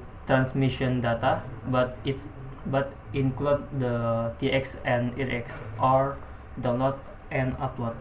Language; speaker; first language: English; non-native, learner; Indonesian